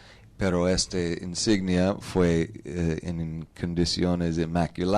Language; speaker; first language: Spanish; non-native, learner; English